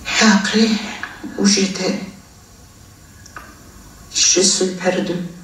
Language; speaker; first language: French; non-native, fluent; Armenian